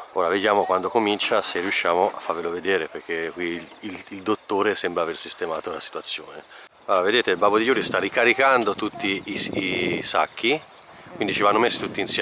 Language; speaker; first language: Italian; native; Italian